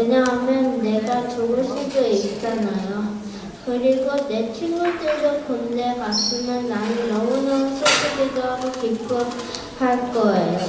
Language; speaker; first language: Korean; early bilingual, heritage; Korean